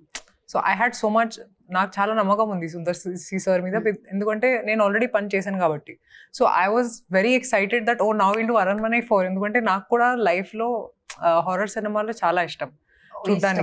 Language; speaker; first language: Telugu; non-native, fluent; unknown